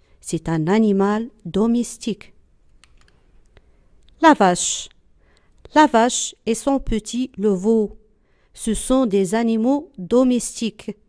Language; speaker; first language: French; non-native, local second language; Arabic